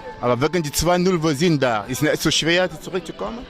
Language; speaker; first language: German; non-native, learner; French